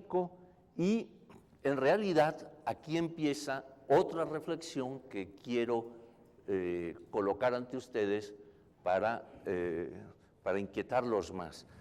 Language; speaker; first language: Spanish; native; Spanish